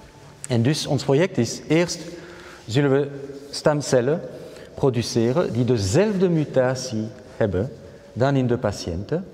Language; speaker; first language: Dutch; non-native, fluent; French